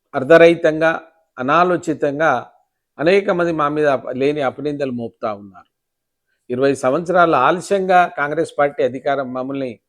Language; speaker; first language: Telugu; non-native, local second language; Lambadi